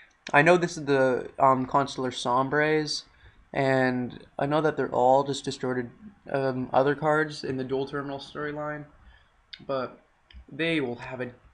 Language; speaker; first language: English; native; English